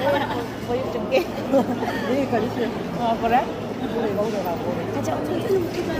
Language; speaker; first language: Korean; non-native, learner; Filipino